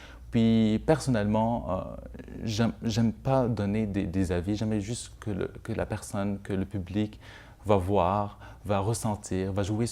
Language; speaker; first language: French; non-native, local second language; Arabic